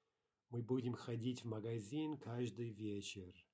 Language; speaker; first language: Russian; non-native, fluent; English